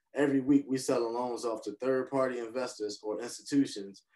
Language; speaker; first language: English; native; English